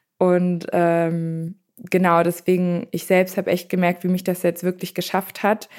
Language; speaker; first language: German; native; German